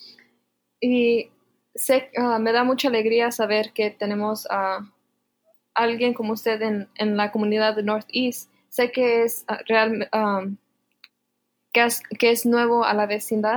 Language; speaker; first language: Spanish; early bilingual, heritage; Spanish